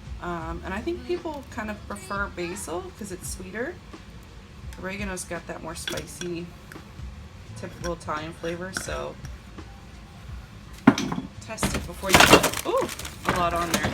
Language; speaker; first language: English; native; English